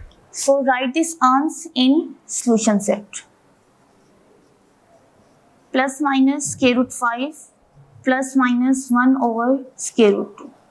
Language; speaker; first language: English; non-native, local second language; Urdu